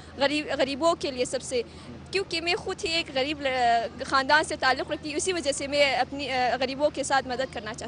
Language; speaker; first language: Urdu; non-native, local second language; Hazaragi